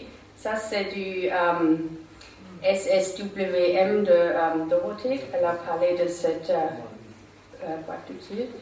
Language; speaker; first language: French; non-native, learner; German